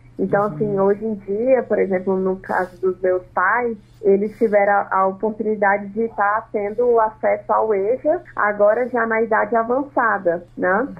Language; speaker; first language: Portuguese; non-native, local second language; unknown